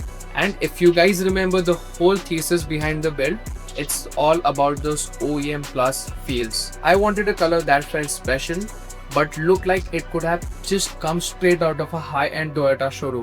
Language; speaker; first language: English; non-native, local second language; Hindi